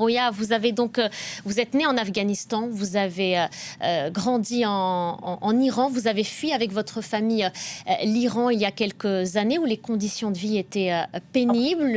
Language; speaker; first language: French; native; French